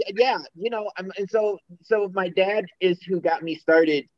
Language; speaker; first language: English; native; English